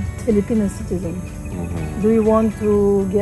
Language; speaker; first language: English; non-native, fluent; Russian